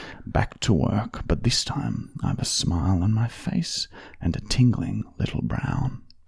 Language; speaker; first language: English; early bilingual, other home language; German